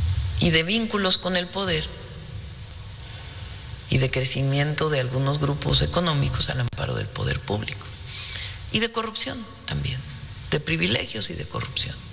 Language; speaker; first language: Spanish; native; Spanish